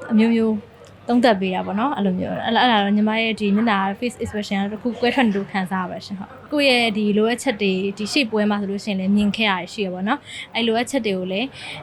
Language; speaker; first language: Burmese; native; Burmese